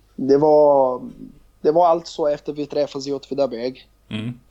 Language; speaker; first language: Swedish; non-native, learner; Portuguese